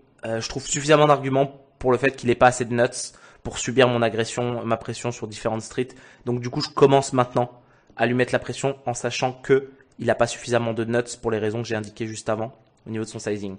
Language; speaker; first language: French; native; French